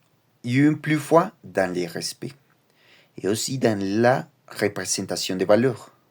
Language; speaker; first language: French; non-native, learner; Spanish